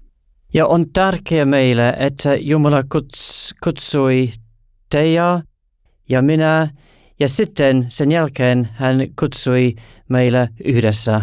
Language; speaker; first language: Finnish; non-native, learner; English